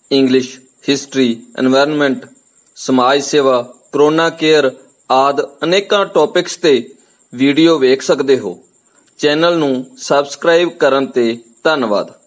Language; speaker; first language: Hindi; non-native, local second language; Punjabi